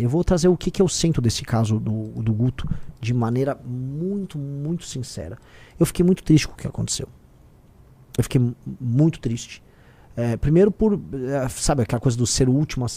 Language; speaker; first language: Portuguese; native; Portuguese